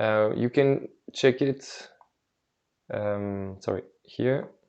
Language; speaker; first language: English; non-native, fluent; French